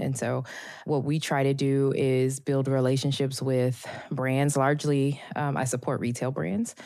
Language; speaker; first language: English; native; English